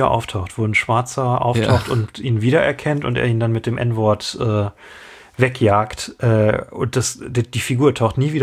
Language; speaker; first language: German; native; German